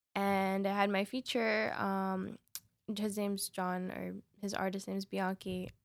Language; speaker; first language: English; early bilingual, other home language; Spanish